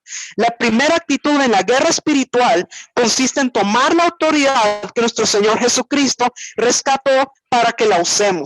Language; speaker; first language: Spanish; native; Spanish